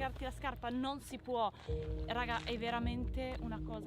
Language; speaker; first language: Italian; native; Italian